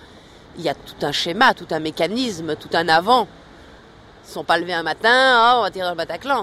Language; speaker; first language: French; native; French